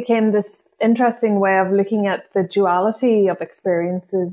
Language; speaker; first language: English; non-native, local second language; Irish